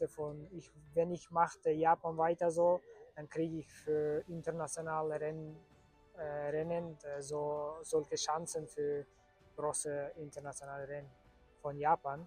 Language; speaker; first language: German; non-native, learner; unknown